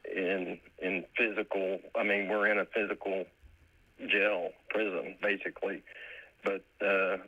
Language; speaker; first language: English; native; English